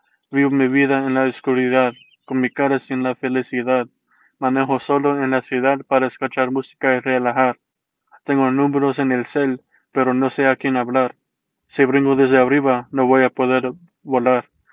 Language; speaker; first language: Spanish; early bilingual, heritage; Spanish